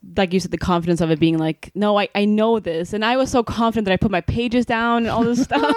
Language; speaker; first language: English; non-native, fluent; Swedish